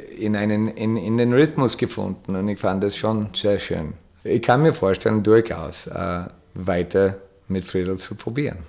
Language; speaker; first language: German; non-native, fluent; English